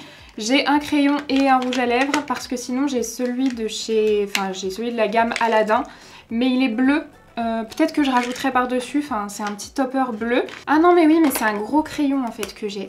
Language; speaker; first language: French; native; French